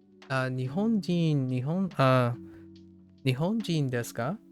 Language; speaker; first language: Japanese; non-native, learner; English